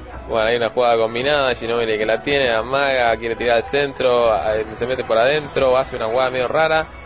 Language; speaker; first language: Spanish; native; Spanish